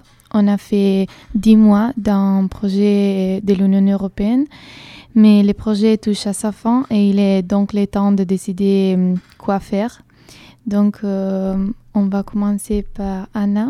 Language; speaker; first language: French; non-native, fluent; Italian